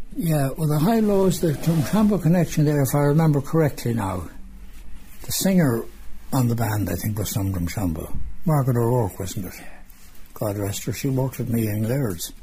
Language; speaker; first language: English; native; English